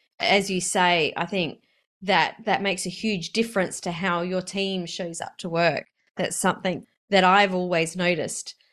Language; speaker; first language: English; native; English